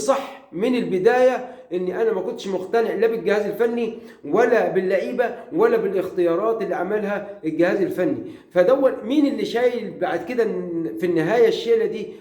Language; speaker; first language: Arabic; native; Arabic